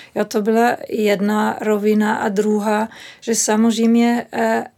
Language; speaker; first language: Czech; non-native, fluent; German